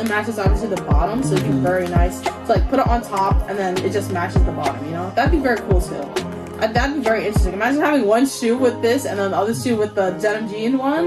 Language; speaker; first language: English; native; English